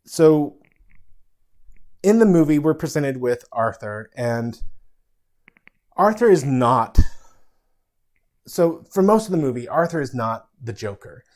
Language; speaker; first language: English; native; English